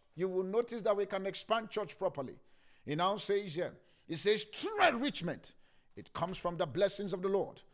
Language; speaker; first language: English; non-native, local second language; Yoruba